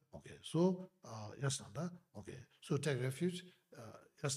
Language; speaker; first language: Russian; non-native, learner; Tibetan